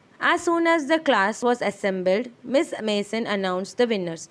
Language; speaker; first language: English; non-native, local second language; Malayalam